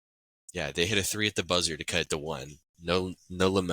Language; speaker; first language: English; native; English